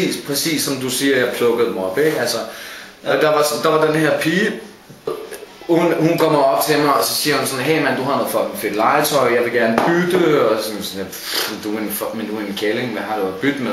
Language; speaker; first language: Danish; native; Danish